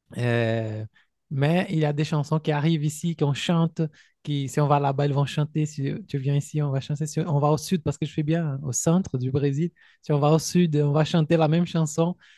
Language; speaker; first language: French; non-native, fluent; Portuguese